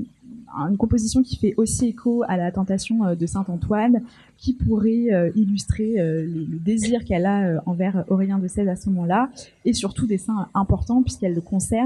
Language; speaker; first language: French; native; French